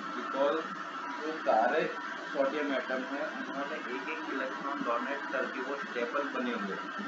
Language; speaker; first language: Hindi; non-native, local second language; Gujarati